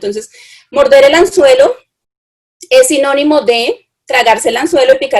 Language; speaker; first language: Spanish; native; Spanish